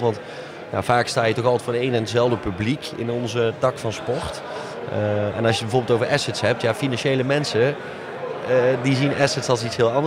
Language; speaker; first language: Dutch; native; Dutch